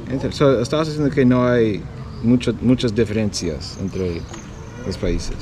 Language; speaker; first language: Spanish; non-native, learner; English